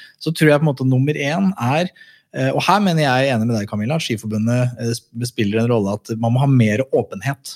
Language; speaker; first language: Norwegian; native; Norwegian